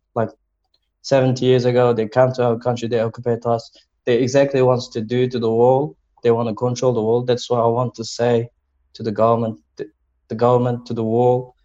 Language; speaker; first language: English; non-native, learner; Chinese